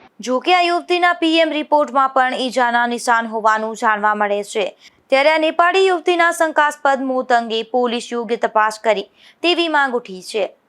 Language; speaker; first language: Gujarati; native; Gujarati